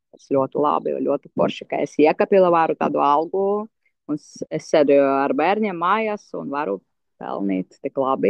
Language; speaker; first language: Latvian; non-native, local second language; Russian